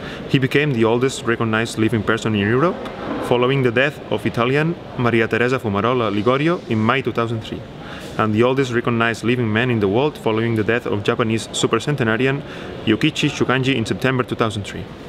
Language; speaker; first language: English; non-native, fluent; Catalan